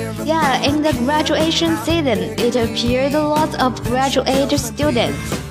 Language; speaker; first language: English; non-native, learner; Chinese